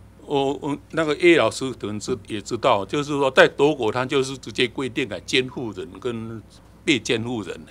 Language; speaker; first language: Chinese; native; Chinese